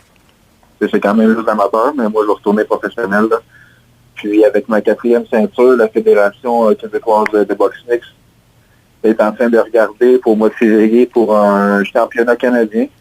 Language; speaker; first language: French; native; French